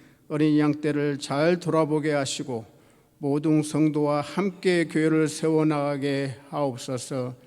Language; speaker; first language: Korean; native; Korean